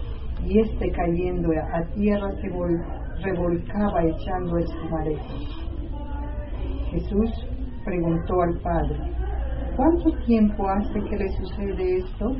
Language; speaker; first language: Spanish; native; Spanish